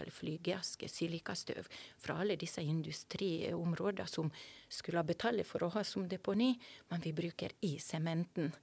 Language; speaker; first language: Norwegian; non-native, fluent; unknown